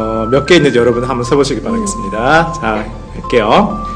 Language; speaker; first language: Korean; non-native, fluent; Japanese